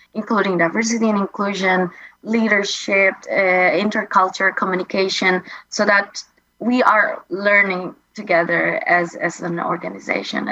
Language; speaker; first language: English; non-native, fluent; Indonesian